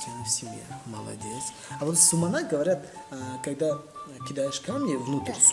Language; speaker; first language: Russian; non-native, local second language; Tajik